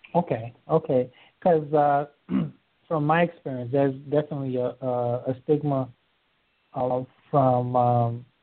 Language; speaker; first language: English; early bilingual, other home language; Haitian Creole